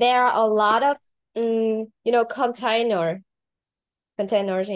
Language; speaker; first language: English; non-native, learner; Vietnamese